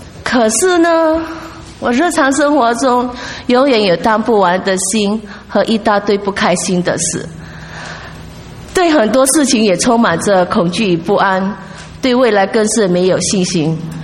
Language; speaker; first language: Chinese; non-native, local second language; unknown